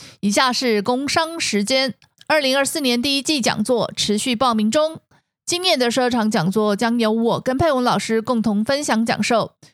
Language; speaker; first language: Chinese; native; Chinese